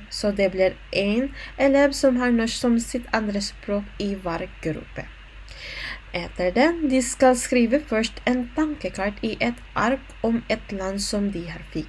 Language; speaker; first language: Norwegian; non-native, learner; Filipino